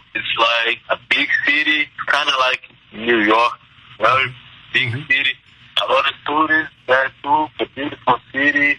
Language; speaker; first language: English; non-native, fluent; Portuguese